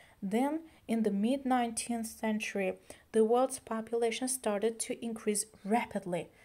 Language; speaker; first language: English; non-native, fluent; Azerbaijani